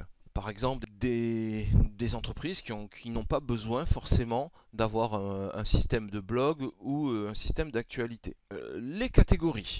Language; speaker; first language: French; native; French